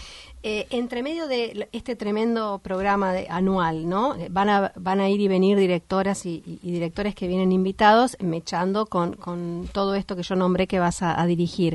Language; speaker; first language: Spanish; native; Spanish